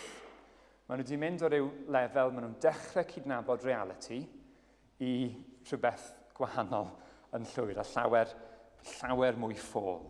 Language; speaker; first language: Welsh; native; Welsh